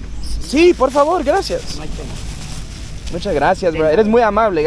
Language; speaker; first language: Spanish; non-native, fluent; English